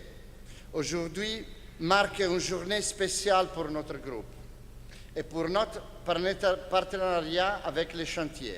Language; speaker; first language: French; non-native, fluent; Italian